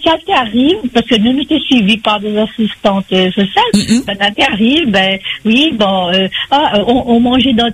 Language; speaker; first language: French; non-native, local second language; Réunion Creole French